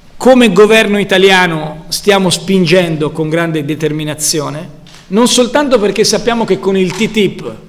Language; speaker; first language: Italian; native; Italian